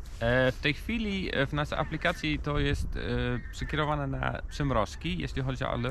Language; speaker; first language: Polish; non-native, learner; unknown